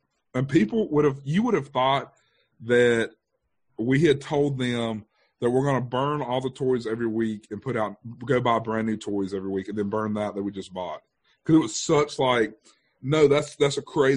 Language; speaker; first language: English; native; English